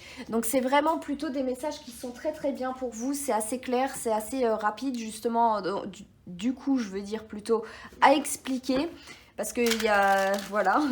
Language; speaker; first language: French; native; French